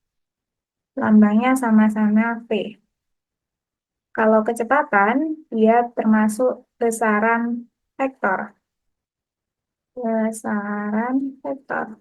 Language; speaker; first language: Indonesian; native; Indonesian